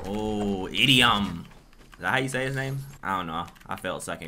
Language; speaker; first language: English; native; English